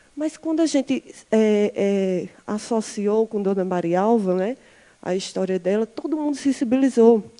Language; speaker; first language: Portuguese; native; Portuguese